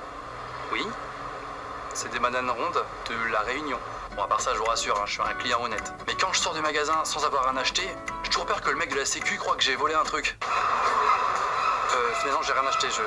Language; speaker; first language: French; native; French